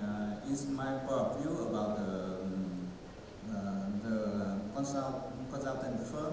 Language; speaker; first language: English; non-native, learner; Vietnamese